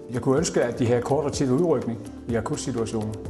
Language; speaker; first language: Danish; native; Danish